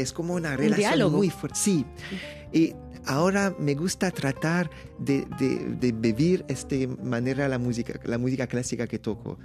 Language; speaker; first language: Spanish; non-native, learner; French